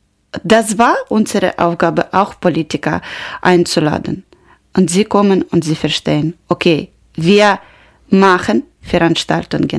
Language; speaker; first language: German; non-native, learner; Ukrainian